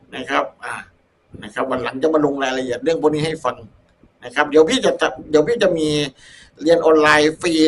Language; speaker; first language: Thai; native; Thai